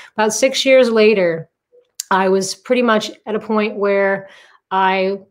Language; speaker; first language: English; native; English